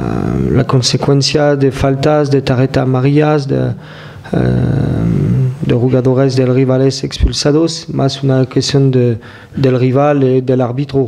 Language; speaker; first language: Spanish; non-native, fluent; French